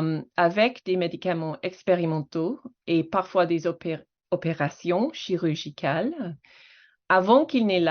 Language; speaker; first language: French; non-native, fluent; English